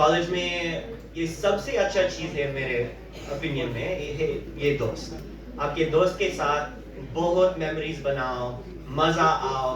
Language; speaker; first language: Hindi; early bilingual, heritage; English